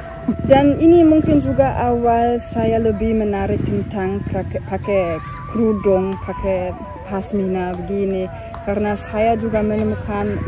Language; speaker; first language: Indonesian; non-native, fluent; German